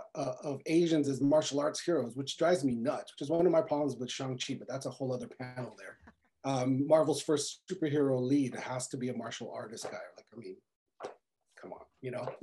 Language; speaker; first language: English; native; English